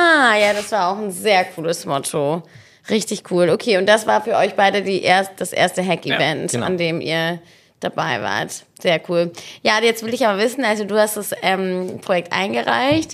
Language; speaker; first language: German; native; German